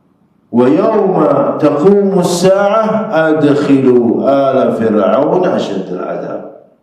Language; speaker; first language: Arabic; non-native, fluent; Indonesian